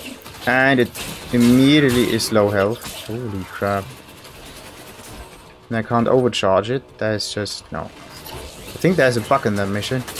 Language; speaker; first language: English; non-native, fluent; German